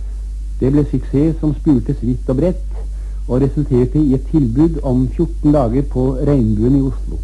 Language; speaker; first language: Norwegian; native; Norwegian